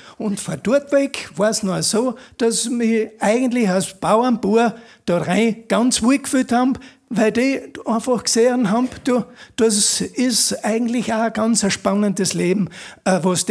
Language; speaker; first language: German; native; German